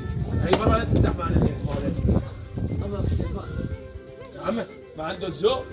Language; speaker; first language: Arabic; native; Arabic